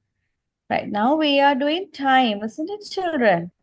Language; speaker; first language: English; non-native, local second language; Sinhala